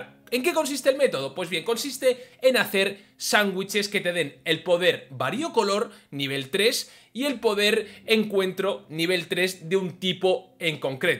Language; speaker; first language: Spanish; native; Spanish